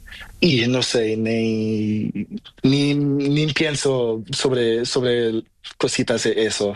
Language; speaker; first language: Spanish; non-native, learner; Portuguese